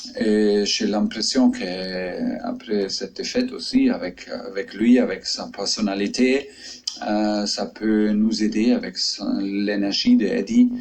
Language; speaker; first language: French; non-native, fluent; German